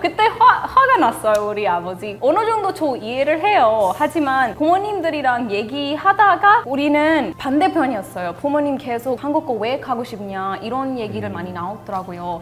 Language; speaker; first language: Korean; non-native, fluent; English